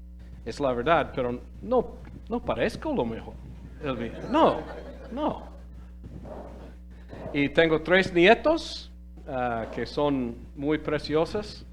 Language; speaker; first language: Spanish; non-native, fluent; English